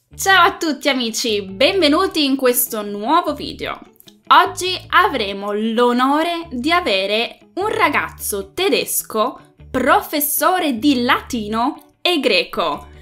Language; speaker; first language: Italian; native; Italian